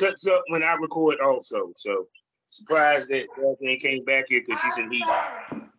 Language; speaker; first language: English; native; English